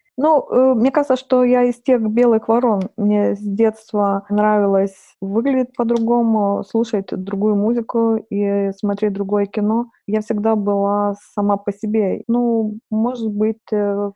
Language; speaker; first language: Russian; non-native, fluent; Lithuanian